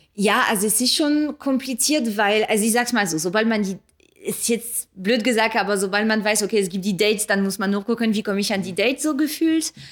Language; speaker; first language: German; early bilingual, other home language; French